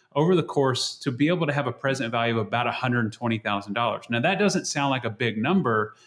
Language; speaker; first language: English; native; English